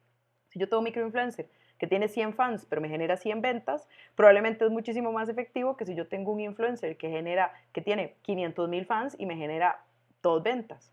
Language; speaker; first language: Spanish; native; Spanish